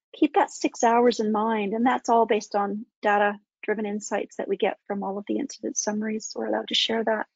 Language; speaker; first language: English; native; English